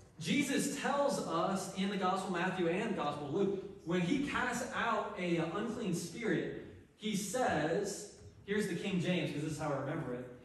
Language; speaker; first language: English; native; English